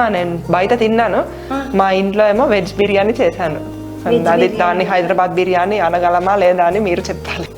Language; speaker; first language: Telugu; non-native, fluent; Finnish